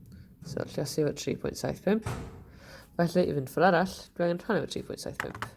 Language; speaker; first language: Welsh; native; Welsh